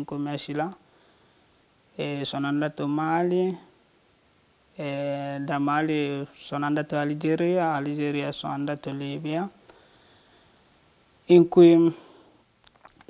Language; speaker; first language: Italian; non-native, learner; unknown